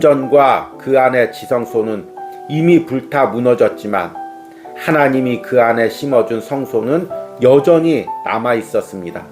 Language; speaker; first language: Korean; native; Korean